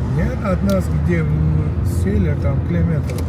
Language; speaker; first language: Russian; non-native, local second language; Uzbek